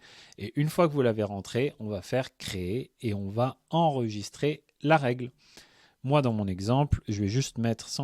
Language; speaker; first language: French; native; French